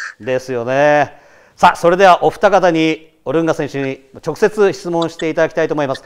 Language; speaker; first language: Japanese; native; Japanese